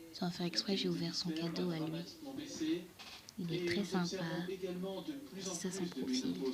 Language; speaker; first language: French; native; French